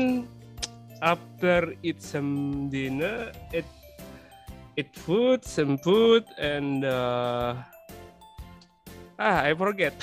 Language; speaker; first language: English; non-native, learner; Indonesian